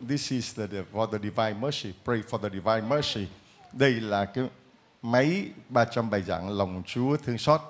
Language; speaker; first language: Vietnamese; native; Vietnamese